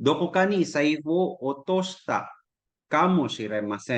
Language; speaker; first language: Japanese; non-native, fluent; Cebuano